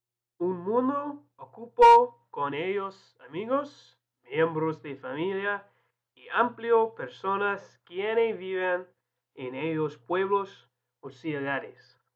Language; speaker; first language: Spanish; non-native, learner; English